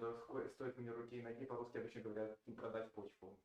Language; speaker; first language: Russian; native; Russian